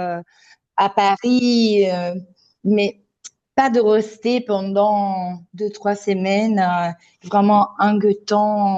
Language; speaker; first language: French; non-native, fluent; Italian